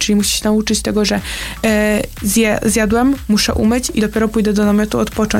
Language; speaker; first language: Polish; native; Polish